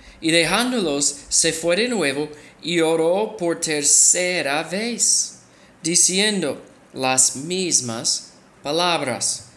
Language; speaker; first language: Spanish; non-native, fluent; English